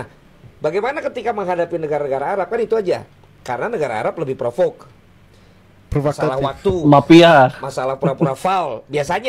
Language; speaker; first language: Indonesian; native; Indonesian